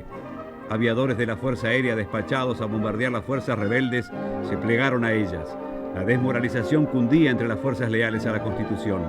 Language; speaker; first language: Spanish; native; Spanish